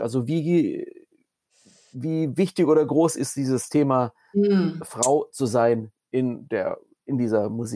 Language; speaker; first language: German; native; German